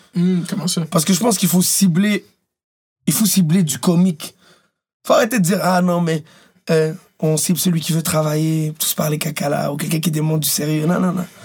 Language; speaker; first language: French; early bilingual, other home language; Arabic